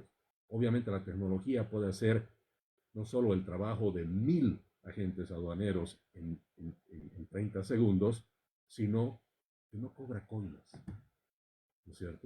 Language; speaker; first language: Spanish; native; Spanish